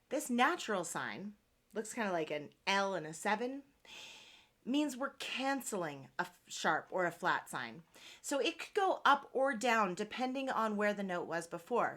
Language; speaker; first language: English; native; English